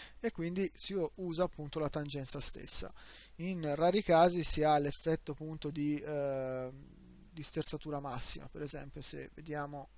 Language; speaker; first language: Italian; native; Italian